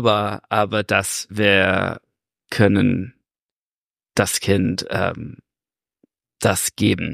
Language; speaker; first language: German; non-native, learner; English